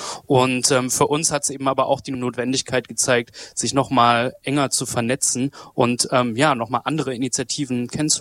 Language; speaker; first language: German; native; German